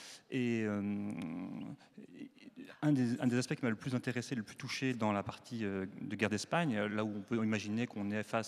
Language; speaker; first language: French; native; French